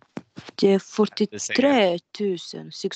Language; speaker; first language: Swedish; non-native, learner; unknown